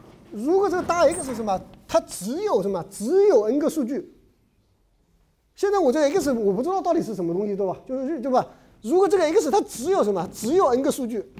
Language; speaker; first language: Chinese; native; Chinese